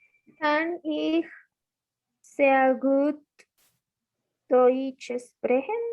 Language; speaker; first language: German; non-native, learner; Spanish